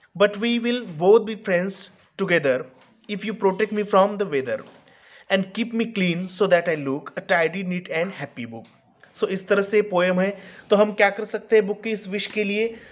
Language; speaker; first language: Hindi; non-native, local second language; Marathi